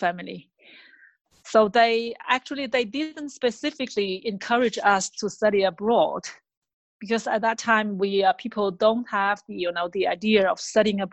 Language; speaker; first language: English; non-native, fluent; Chinese